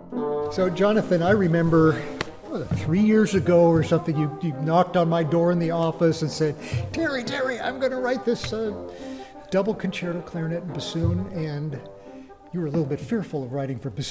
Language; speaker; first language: English; native; English